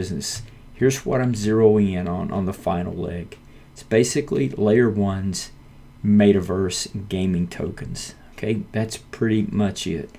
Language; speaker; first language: English; native; English